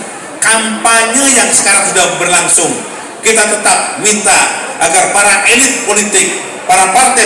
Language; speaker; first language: Indonesian; native; Indonesian